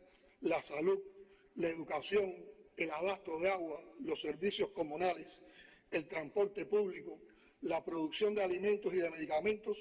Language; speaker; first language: Spanish; native; Spanish